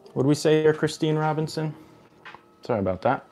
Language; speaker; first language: English; native; English